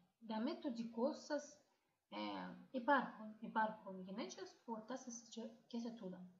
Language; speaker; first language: Greek; non-native, learner; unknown